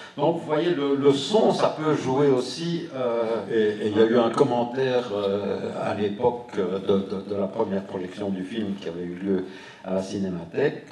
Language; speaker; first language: French; native; French